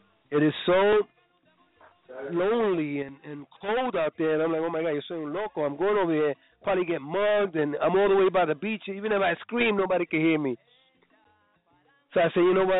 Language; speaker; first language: English; early bilingual, other home language; Spanish